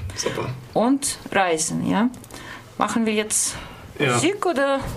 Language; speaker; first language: German; non-native, fluent; Russian